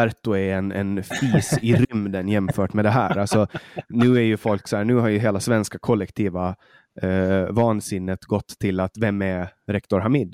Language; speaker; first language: Swedish; native; Swedish